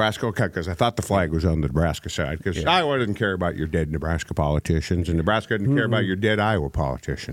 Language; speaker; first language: English; native; English